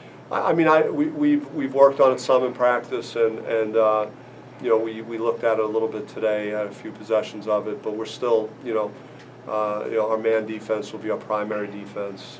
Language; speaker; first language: English; native; English